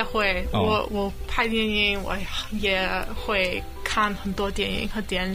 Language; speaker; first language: Chinese; non-native, learner; English